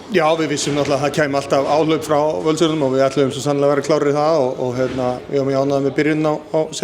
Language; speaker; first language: Icelandic; native; Icelandic